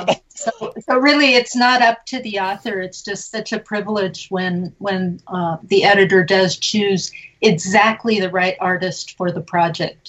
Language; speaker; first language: English; early bilingual, other home language; Spanish